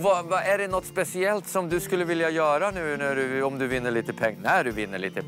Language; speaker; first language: Swedish; native; Swedish